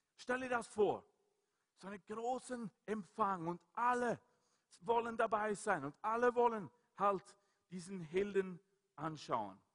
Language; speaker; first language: German; non-native, fluent; Swedish